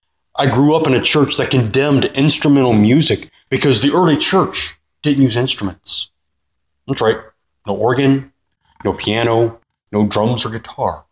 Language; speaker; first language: English; native; English